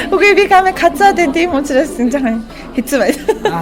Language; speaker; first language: Mongolian; non-native, fluent; Japanese